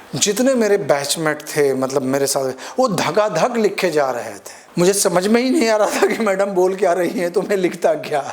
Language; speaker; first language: Hindi; native; Hindi